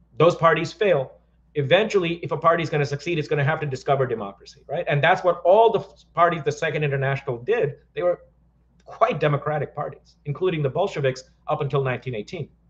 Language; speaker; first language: English; non-native, local second language; Hindi